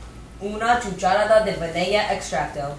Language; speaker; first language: Spanish; non-native, learner; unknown